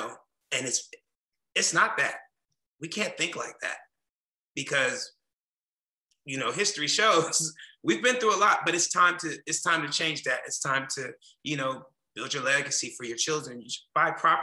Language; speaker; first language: English; native; English